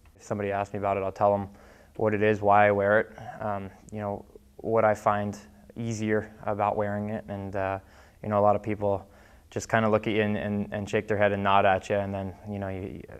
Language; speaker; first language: English; native; English